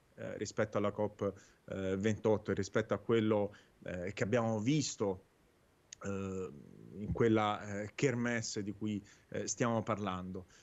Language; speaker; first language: Italian; native; Italian